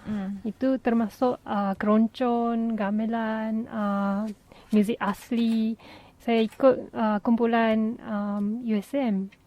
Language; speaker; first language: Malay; non-native, fluent; Japanese